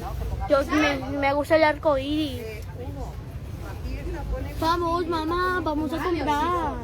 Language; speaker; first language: Spanish; early bilingual, other home language; Filipino